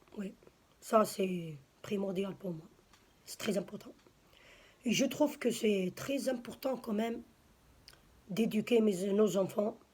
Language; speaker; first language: French; early bilingual, other home language; Arabic